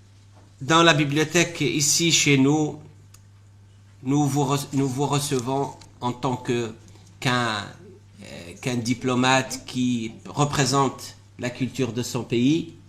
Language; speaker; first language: French; non-native, local second language; Arabic